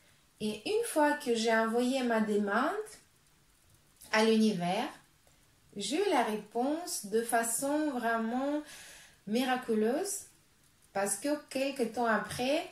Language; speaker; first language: French; non-native, fluent; Russian